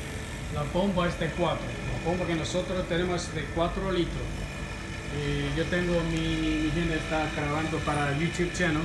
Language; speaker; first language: Spanish; non-native, fluent; Chinese